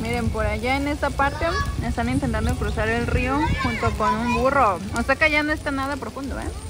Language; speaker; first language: Spanish; native; Spanish